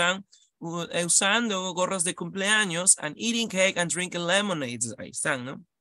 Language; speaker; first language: Spanish; native; Spanish